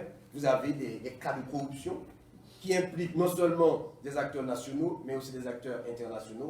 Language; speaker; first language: French; non-native, local second language; Haitian Creole